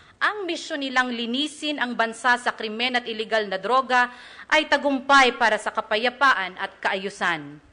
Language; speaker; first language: Filipino; native; Filipino